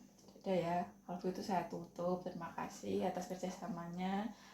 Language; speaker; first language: Indonesian; native; Indonesian